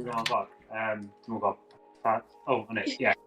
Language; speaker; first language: Welsh; native; Welsh